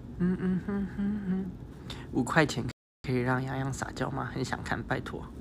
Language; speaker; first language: Chinese; early bilingual, heritage; Chinese